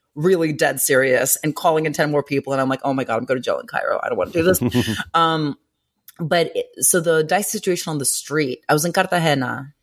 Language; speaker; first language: English; early bilingual, other home language; Greek